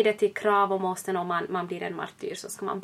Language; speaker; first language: Swedish; native; Swedish